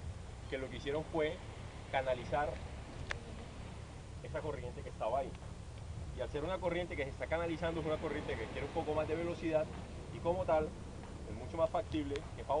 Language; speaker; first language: Spanish; native; Spanish